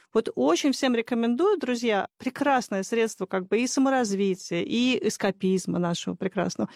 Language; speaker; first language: Russian; native; Russian